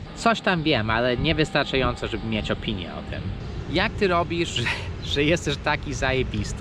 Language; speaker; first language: Polish; early bilingual, heritage; Polish